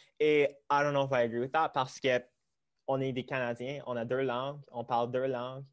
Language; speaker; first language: French; non-native, local second language; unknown